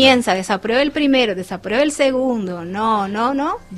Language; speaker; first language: Spanish; non-native, fluent; Portuguese